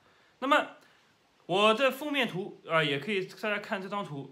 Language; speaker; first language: Chinese; native; Chinese